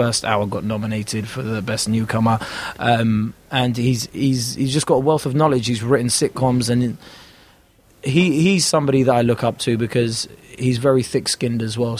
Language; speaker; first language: English; native; English